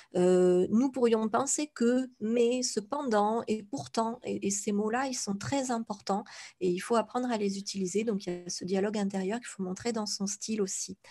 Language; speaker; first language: French; native; French